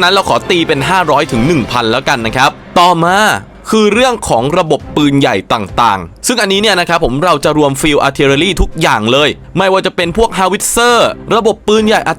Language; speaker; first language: Thai; native; Thai